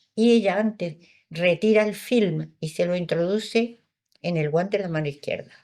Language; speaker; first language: Spanish; early bilingual, other home language; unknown